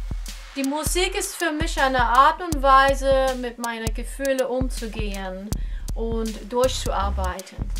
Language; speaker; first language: German; non-native, fluent; English